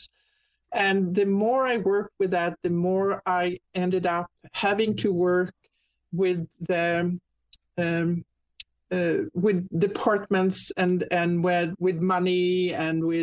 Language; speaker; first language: English; non-native, fluent; Swedish